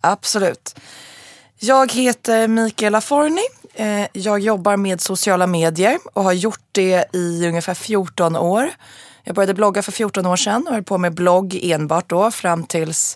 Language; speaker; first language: Swedish; native; Swedish